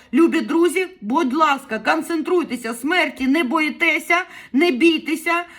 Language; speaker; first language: Ukrainian; native; Ukrainian